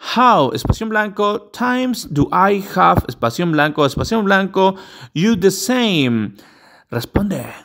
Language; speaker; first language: Spanish; native; Spanish